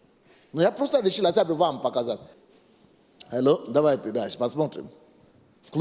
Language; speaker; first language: Russian; non-native, fluent; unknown